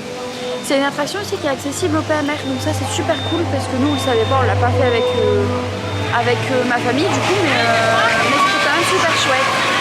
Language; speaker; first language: French; native; French